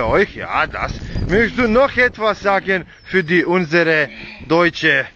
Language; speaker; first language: German; non-native, learner; Croatian